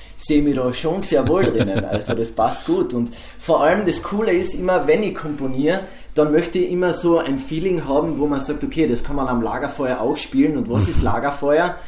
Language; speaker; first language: German; native; German